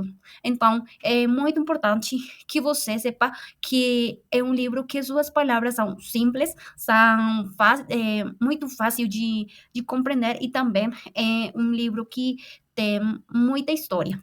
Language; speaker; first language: Portuguese; non-native, fluent; Spanish